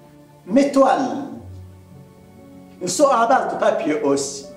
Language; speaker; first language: French; non-native, local second language; Arabic